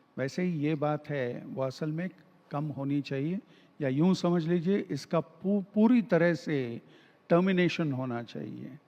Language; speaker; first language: Hindi; non-native, local second language; Marathi